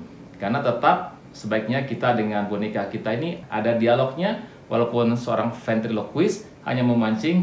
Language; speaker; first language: Indonesian; native; Indonesian